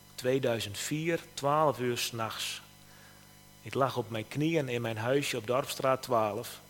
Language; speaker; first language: Dutch; native; Dutch